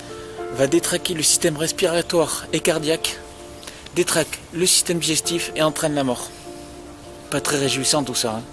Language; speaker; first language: French; native; French